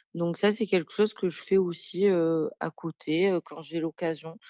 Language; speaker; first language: French; native; French